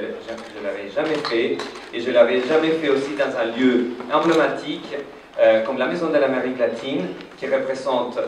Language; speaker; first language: French; non-native, fluent; Spanish